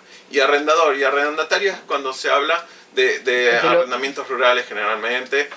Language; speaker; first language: Spanish; native; Spanish